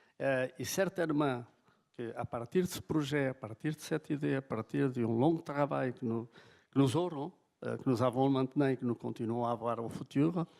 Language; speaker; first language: French; non-native, fluent; Portuguese